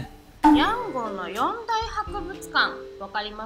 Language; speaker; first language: Japanese; native; Japanese